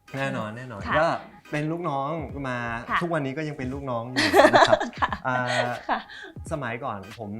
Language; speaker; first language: Thai; native; Thai